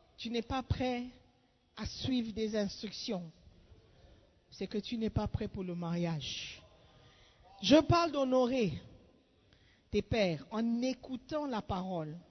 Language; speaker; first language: French; non-native, fluent; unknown